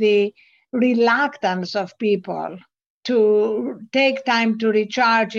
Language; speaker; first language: English; non-native, fluent; Greek